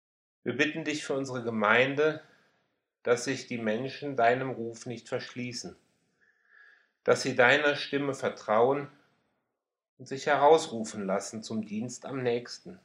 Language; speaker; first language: German; native; German